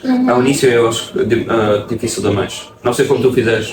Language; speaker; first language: Portuguese; non-native, fluent; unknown